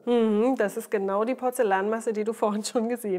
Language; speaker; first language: German; native; German